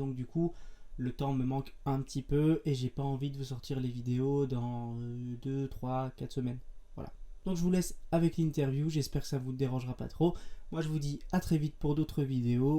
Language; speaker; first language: French; native; French